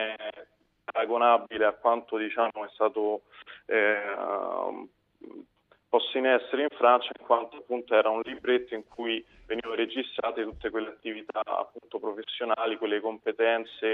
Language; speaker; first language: Italian; native; Italian